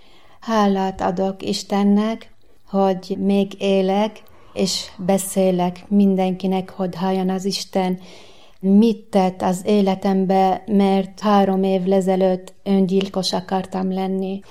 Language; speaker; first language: Hungarian; non-native, learner; Arabic